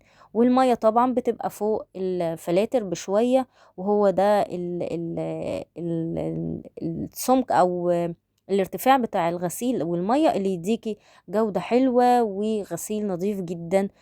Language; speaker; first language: Arabic; native; Arabic